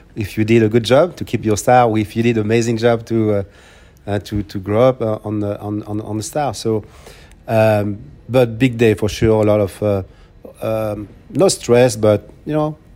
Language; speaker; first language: English; non-native, fluent; French